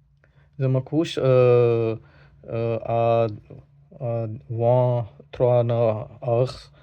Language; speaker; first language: French; non-native, learner; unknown